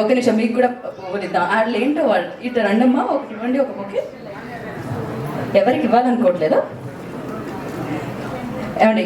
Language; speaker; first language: Telugu; native; Telugu